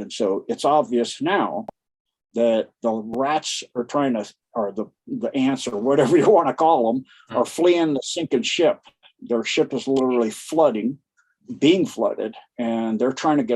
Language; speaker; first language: English; native; English